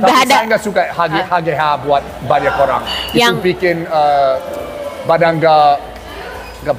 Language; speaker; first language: Indonesian; non-native, learner; English